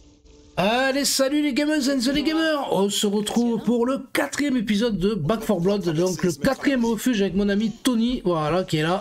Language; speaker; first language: French; native; French